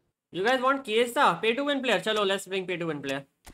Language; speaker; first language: English; non-native, local second language; Hindi